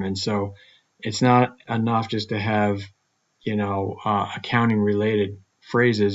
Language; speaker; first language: English; native; English